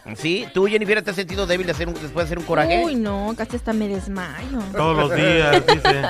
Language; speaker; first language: Spanish; native; Spanish